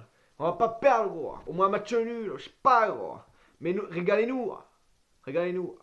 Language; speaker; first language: French; native; French